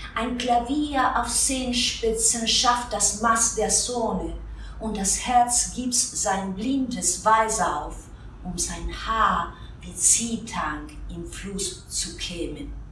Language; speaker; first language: German; non-native, learner; Spanish